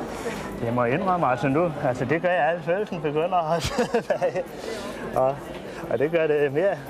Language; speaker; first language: Danish; native; Danish